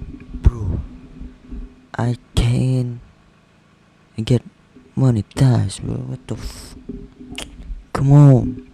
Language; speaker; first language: English; non-native, learner; Indonesian